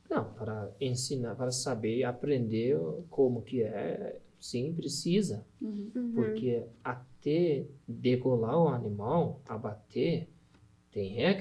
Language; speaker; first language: Portuguese; non-native, learner; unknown